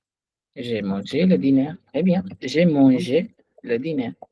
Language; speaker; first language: French; non-native, fluent; Hindi